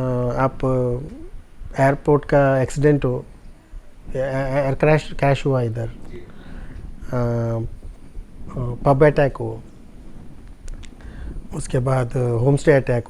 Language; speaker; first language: Hindi; non-native, local second language; Tulu